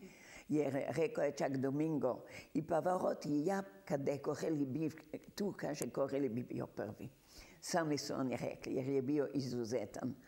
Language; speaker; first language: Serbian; early bilingual, heritage; Serbian